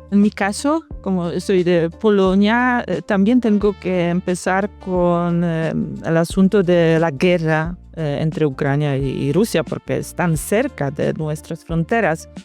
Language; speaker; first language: Spanish; non-native, fluent; Polish